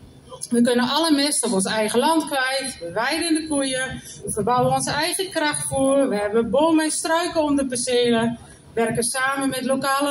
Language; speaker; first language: Dutch; native; Dutch